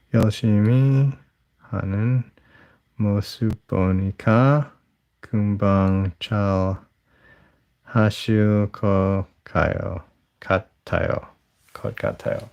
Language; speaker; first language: Korean; non-native, learner; English